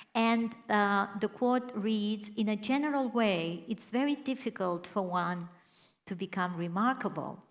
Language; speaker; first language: English; non-native, fluent; Catalan